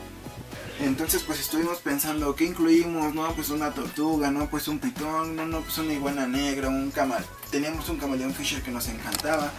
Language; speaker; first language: Spanish; native; Spanish